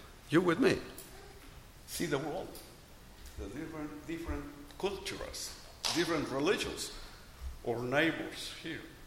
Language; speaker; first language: English; non-native, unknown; Spanish